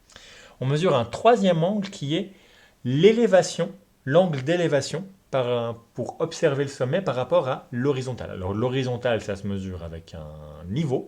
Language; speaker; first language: French; native; French